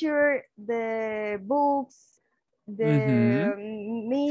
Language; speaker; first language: English; non-native, learner; Portuguese